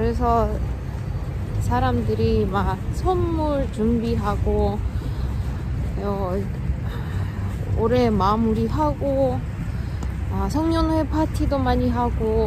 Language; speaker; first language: Korean; non-native, fluent; Russian